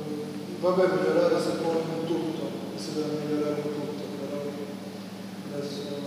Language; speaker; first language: Italian; non-native, fluent; Croatian